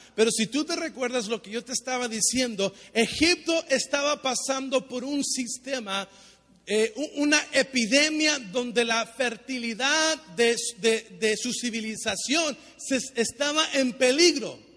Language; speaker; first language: Spanish; native; Spanish